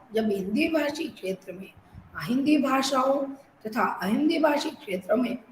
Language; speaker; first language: Hindi; non-native, local second language; Telugu